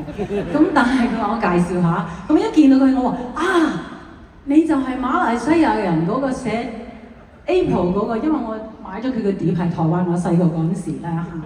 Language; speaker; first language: Cantonese; non-native, fluent; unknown